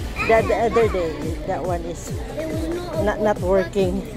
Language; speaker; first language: English; non-native, learner; Filipino